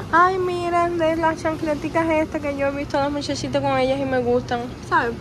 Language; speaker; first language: Spanish; native; Spanish